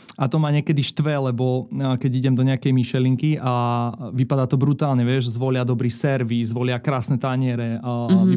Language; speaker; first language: Slovak; native; Slovak